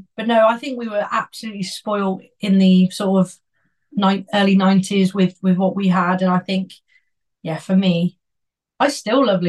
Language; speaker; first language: English; native; English